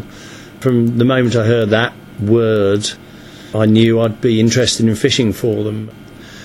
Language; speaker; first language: English; native; English